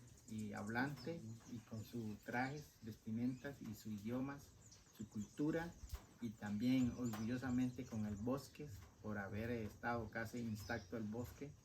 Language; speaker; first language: Spanish; non-native, local second language; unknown